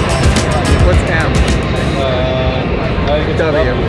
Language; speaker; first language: English; native; English